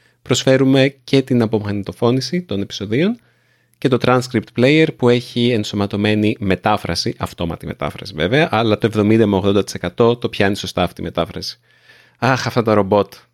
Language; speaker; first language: Greek; native; Greek